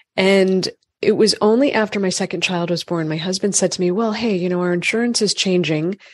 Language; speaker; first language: English; native; English